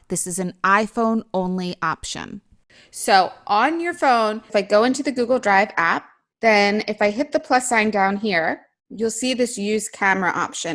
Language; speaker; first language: English; native; English